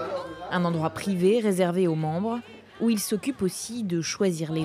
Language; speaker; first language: French; native; French